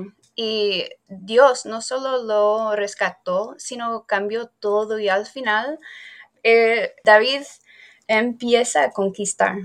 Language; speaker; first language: Spanish; non-native, fluent; English